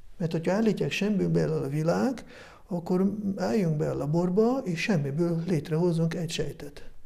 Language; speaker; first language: Hungarian; early bilingual, heritage; Hungarian